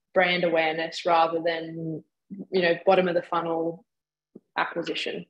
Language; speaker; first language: English; native; English